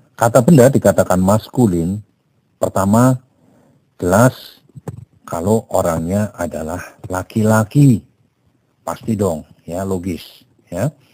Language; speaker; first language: Indonesian; native; Indonesian